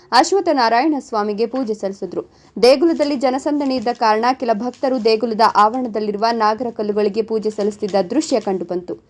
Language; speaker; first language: Kannada; native; Kannada